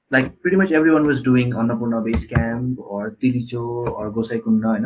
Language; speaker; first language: English; non-native, local second language; Nepali